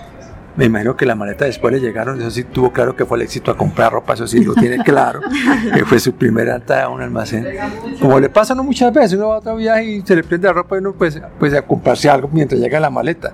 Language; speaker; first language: Spanish; native; Spanish